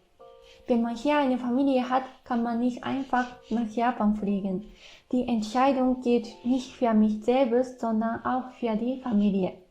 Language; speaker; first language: German; non-native, fluent; Japanese